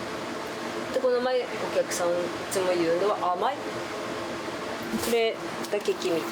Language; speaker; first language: Japanese; native; Japanese